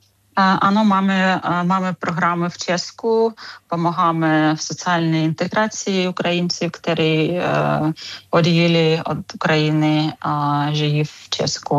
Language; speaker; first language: Czech; non-native, fluent; Ukrainian